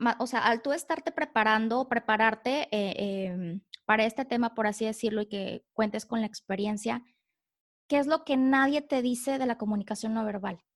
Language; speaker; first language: Spanish; native; Spanish